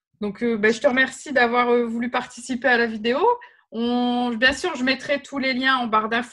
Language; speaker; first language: French; native; French